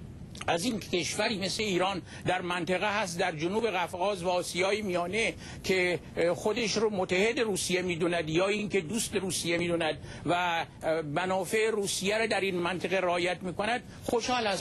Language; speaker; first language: Persian; native; Persian